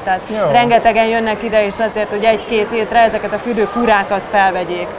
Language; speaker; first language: Hungarian; native; Hungarian